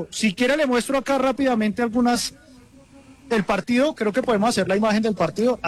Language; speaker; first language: Spanish; native; Spanish